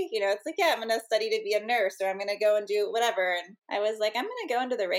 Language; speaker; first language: English; native; English